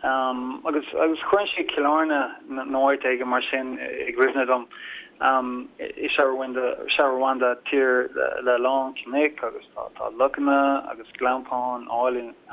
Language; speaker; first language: Irish; non-native, local second language; English